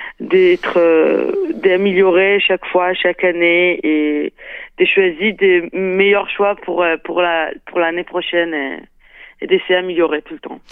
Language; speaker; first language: French; non-native, fluent; Hebrew